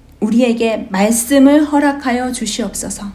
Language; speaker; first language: Korean; native; Korean